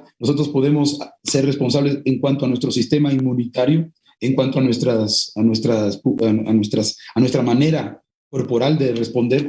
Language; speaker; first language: Spanish; native; Spanish